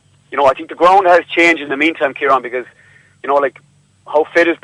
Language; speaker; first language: English; native; English